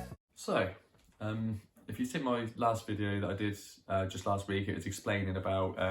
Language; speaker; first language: English; native; English